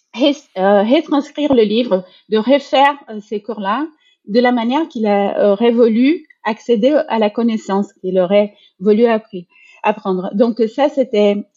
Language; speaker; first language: French; non-native, fluent; Portuguese